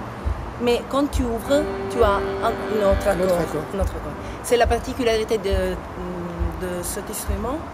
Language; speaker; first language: French; non-native, fluent; Italian